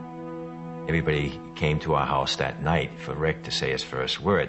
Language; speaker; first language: English; native; English